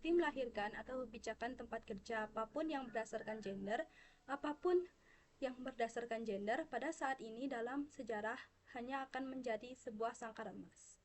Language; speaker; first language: Indonesian; non-native, local second language; Balinese